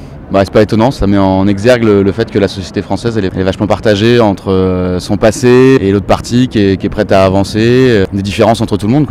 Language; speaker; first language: French; native; French